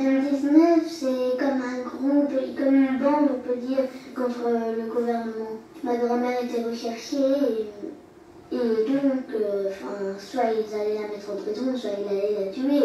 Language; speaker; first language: French; early bilingual, other home language; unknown